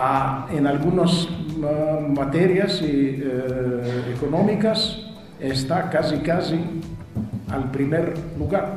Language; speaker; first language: Spanish; non-native, fluent; Russian